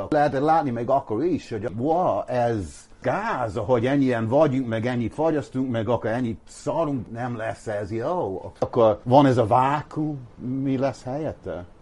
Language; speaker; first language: Hungarian; non-native, fluent; English